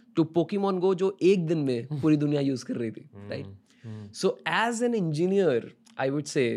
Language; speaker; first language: Hindi; native; Hindi